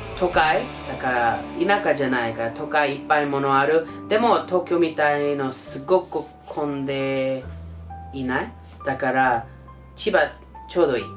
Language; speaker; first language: Japanese; non-native, fluent; English